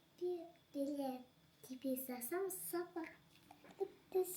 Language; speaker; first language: Russian; non-native, local second language; Kazakh